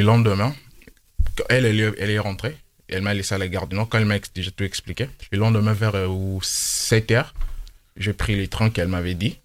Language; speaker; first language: French; non-native, local second language; Lingala